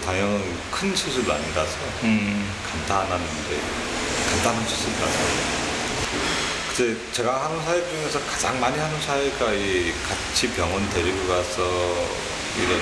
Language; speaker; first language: Korean; non-native, fluent; Nepali